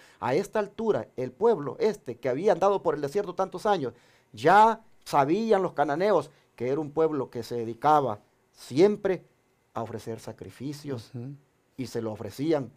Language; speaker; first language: Spanish; native; Spanish